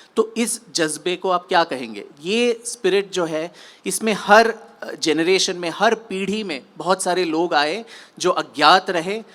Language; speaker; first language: Hindi; non-native, local second language; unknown